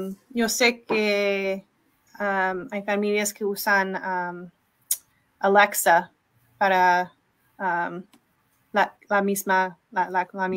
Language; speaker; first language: Spanish; non-native, learner; English